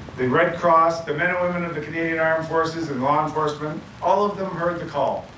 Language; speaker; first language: English; native; English